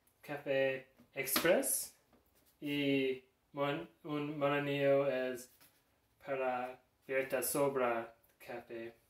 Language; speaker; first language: Spanish; non-native, learner; English